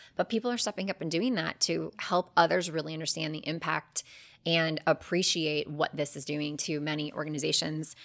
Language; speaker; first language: English; native; English